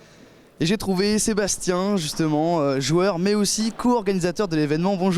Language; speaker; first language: French; native; French